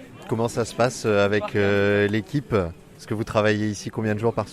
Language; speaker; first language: French; native; French